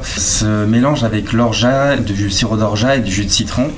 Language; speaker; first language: French; native; French